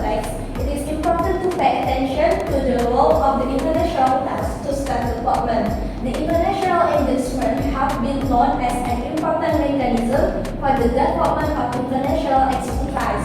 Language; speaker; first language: English; non-native, learner; Indonesian